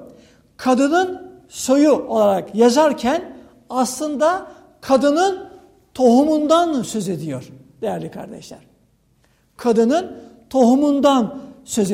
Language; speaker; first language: Turkish; native; Turkish